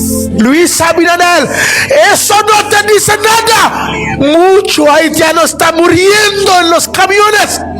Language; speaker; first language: Spanish; non-native, learner; Haitian Creole